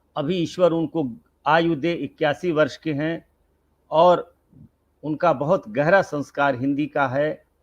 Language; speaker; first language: Hindi; non-native, local second language; Bhojpuri